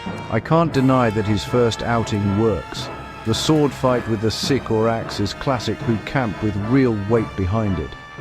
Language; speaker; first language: English; native; English